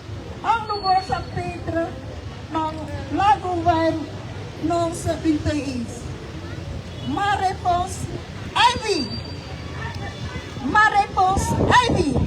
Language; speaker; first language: French; non-native, fluent; Khmer